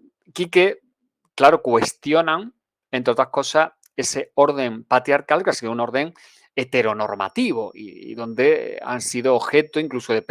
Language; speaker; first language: Spanish; native; Spanish